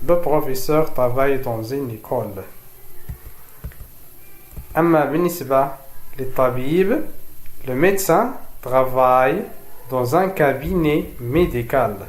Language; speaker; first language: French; non-native, fluent; Arabic